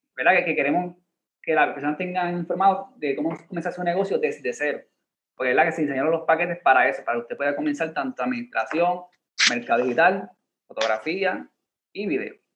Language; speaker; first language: Spanish; native; Spanish